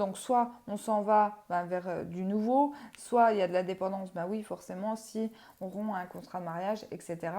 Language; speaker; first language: French; native; French